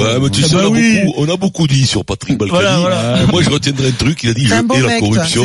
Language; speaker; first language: French; native; French